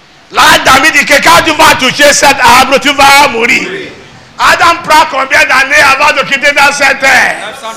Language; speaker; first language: French; non-native, learner; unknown